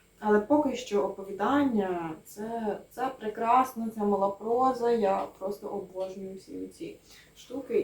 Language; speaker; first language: Ukrainian; native; Ukrainian